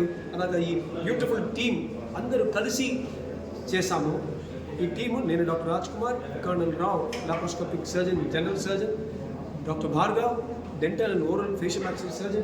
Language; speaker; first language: Telugu; non-native, learner; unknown